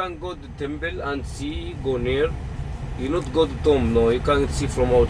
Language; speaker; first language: English; non-native, learner; Arabic